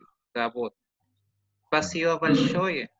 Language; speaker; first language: Russian; non-native, learner; Spanish